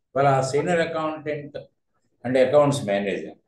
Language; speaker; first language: English; non-native, local second language; Telugu